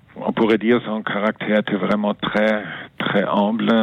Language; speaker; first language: French; non-native, fluent; German